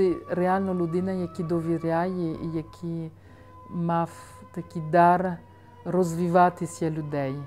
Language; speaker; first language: Ukrainian; non-native, fluent; French